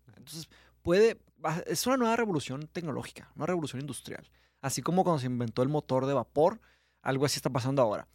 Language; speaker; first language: Spanish; early bilingual, other home language; Portuguese